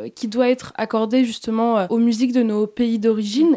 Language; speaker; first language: French; native; French